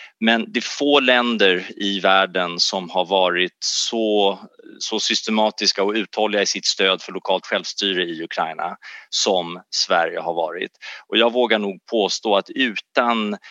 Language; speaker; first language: Swedish; native; Swedish